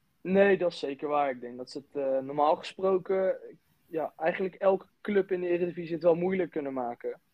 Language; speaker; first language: Dutch; native; Dutch